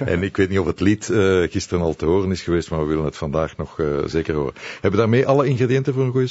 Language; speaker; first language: Dutch; native; Dutch